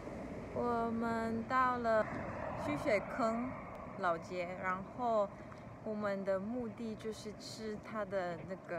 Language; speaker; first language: Chinese; non-native, fluent; Japanese